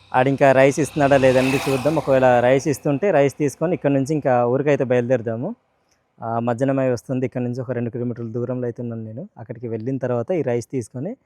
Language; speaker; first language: Telugu; non-native, local second language; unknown